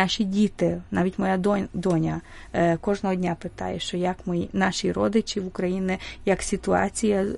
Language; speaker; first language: Ukrainian; early bilingual, heritage; Ukrainian